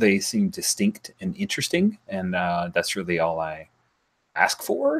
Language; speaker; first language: English; native; English